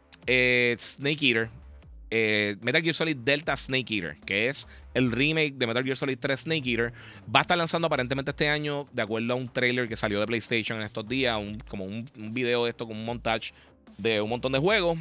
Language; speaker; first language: Spanish; native; Spanish